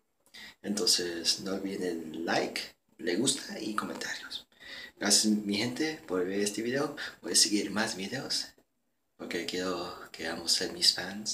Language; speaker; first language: Spanish; early bilingual, heritage; Spanish